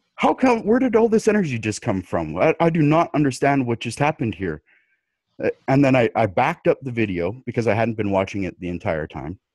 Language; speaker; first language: English; native; English